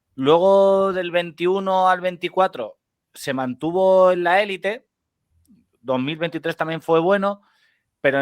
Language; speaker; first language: Spanish; native; Spanish